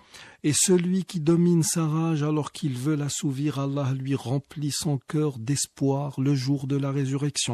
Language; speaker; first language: French; non-native, local second language; Arabic